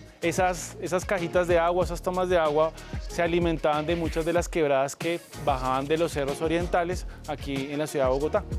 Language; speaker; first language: Spanish; native; Spanish